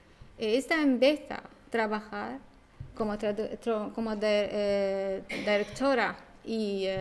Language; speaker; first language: Spanish; non-native, learner; Arabic